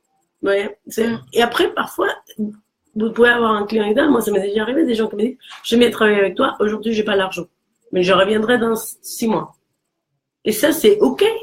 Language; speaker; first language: French; non-native, fluent; Spanish